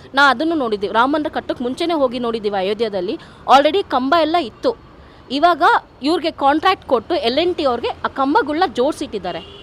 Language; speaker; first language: Kannada; native; Kannada